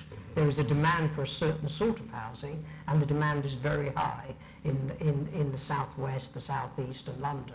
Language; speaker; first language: English; native; English